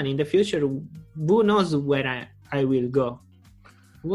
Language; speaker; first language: English; non-native, learner; Italian